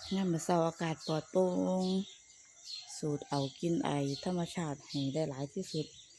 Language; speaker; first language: Thai; native; Thai